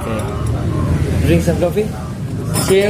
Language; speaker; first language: English; non-native, learner; Indonesian